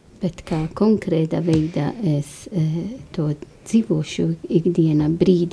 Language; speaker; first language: Latvian; non-native, fluent; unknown